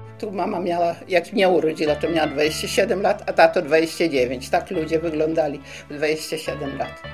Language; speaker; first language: Polish; native; Polish